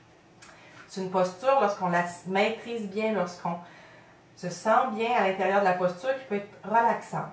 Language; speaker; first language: French; native; French